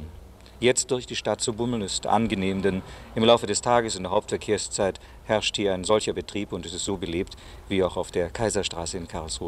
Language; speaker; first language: German; native; German